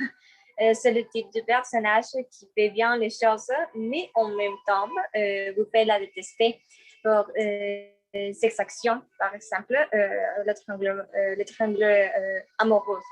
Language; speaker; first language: French; non-native, learner; Spanish